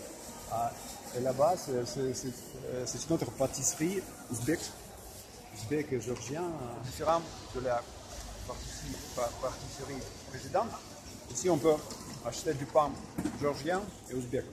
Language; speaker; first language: French; non-native, fluent; Russian